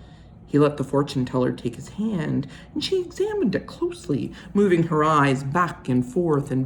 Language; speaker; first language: English; native; English